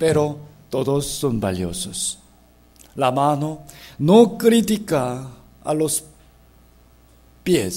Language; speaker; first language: Spanish; non-native, fluent; Korean